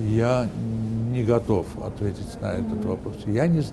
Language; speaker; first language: Russian; non-native, fluent; Armenian